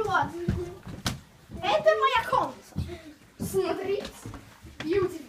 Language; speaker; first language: Russian; early bilingual, heritage; Russian